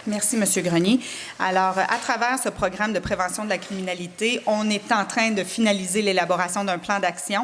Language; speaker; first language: French; native; French